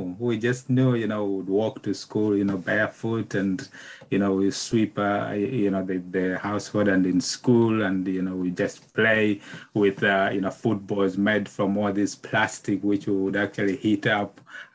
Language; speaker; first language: English; non-native, local second language; Nyanja